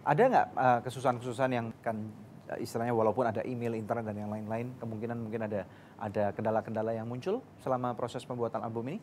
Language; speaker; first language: Indonesian; native; Indonesian